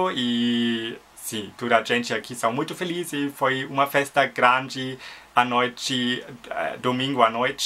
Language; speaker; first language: Portuguese; non-native, fluent; German